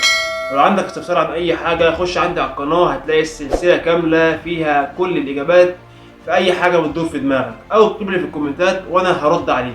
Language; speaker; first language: Arabic; native; Arabic